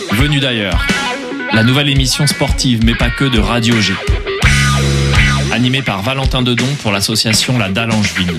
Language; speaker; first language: French; native; French